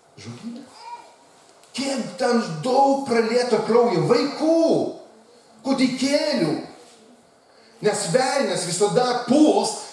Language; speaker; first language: Lithuanian; non-native, local second language; Russian